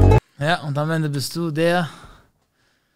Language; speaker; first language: German; native; German